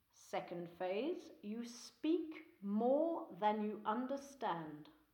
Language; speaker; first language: English; native; English